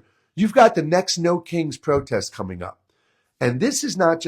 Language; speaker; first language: English; native; English